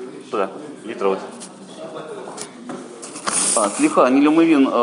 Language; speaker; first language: Hebrew; non-native, learner; Russian